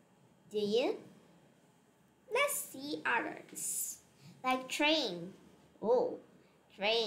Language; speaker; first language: English; non-native, learner; Vietnamese